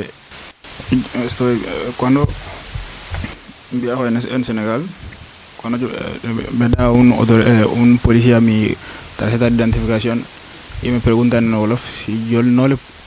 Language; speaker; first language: Spanish; non-native, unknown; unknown